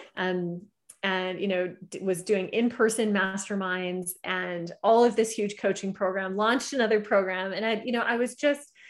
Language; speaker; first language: English; native; English